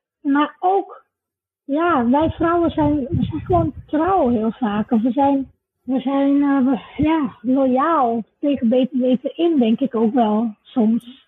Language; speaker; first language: Dutch; native; Dutch